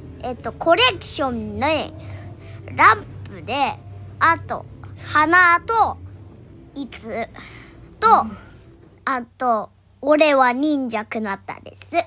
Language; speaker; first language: Japanese; non-native, learner; Indonesian